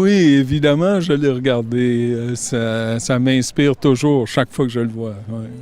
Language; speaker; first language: French; native; French